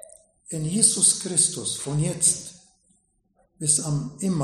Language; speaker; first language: German; non-native, fluent; Arabic